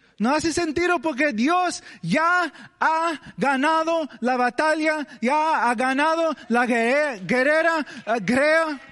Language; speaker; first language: Spanish; early bilingual, heritage; English